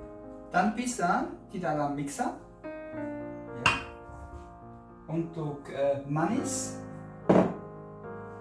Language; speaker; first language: Indonesian; non-native, learner; German